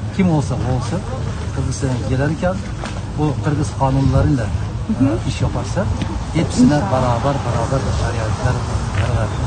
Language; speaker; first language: Turkish; non-native, learner; Kyrgyz